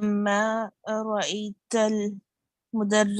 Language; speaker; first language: Arabic; non-native, learner; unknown